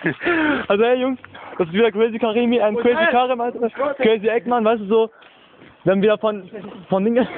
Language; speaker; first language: German; early bilingual, other home language; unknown